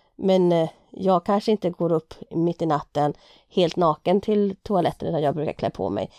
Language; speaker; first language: Swedish; native; Swedish